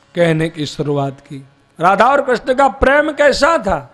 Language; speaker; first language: Hindi; non-native, local second language; Gujarati